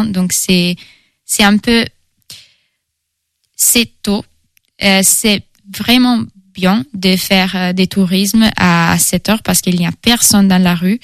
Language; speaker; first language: French; non-native, fluent; Italian